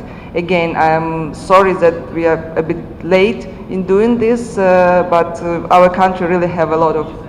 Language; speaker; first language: English; non-native, fluent; Ukrainian